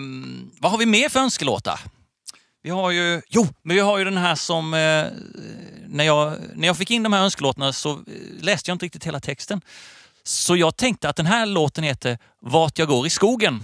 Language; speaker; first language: Swedish; native; Swedish